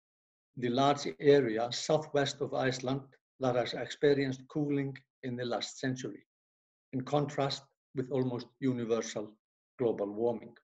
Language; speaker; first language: English; non-native, fluent; Icelandic